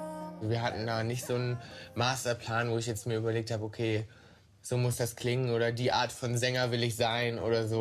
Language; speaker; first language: German; native; German